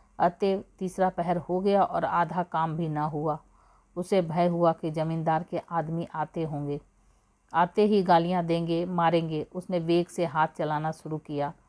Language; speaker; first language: Hindi; native; Hindi